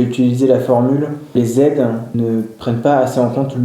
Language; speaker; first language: French; native; French